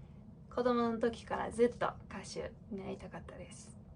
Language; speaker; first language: Japanese; non-native, fluent; English